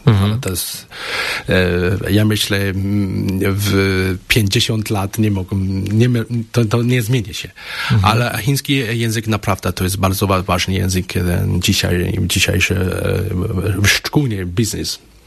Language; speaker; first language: Polish; non-native, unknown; Chinese